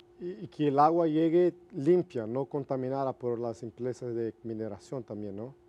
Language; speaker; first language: Spanish; non-native, fluent; Portuguese